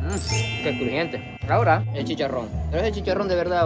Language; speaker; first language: Spanish; non-native, fluent; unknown